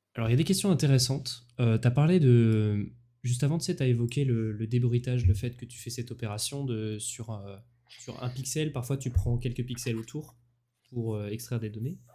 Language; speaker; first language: French; native; French